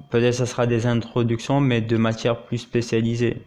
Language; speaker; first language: French; non-native, local second language; Arabic